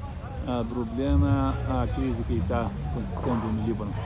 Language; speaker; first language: Portuguese; non-native, local second language; Arabic